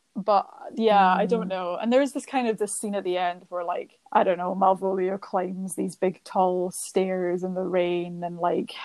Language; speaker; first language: English; native; English